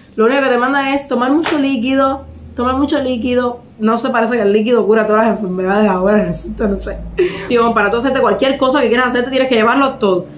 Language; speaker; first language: Spanish; native; Spanish